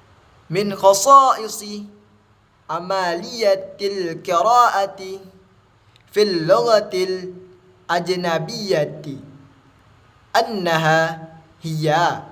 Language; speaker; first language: Arabic; non-native, learner; Indonesian